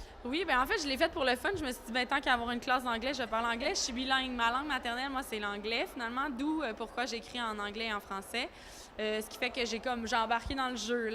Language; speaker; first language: French; native; French